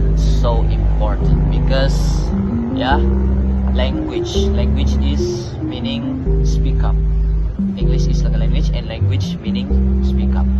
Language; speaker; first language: English; non-native, learner; Indonesian